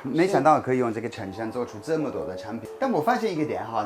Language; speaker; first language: Chinese; non-native, fluent; English